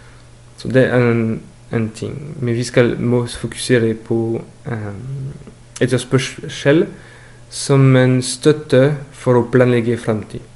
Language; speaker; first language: Norwegian; non-native, learner; French